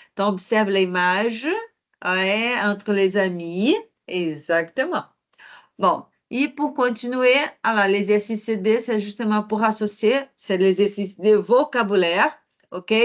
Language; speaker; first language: French; non-native, fluent; Portuguese